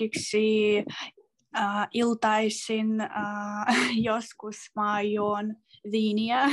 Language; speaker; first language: Finnish; non-native, learner; Russian